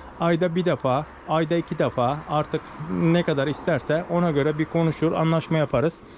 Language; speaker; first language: Turkish; native; Turkish